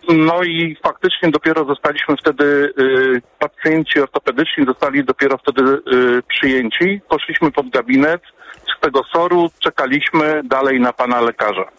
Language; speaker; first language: Polish; native; Polish